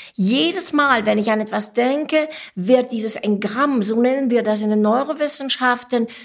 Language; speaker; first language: German; non-native, fluent; Romanian